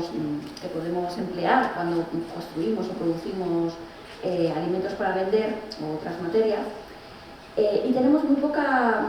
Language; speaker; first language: Spanish; native; Spanish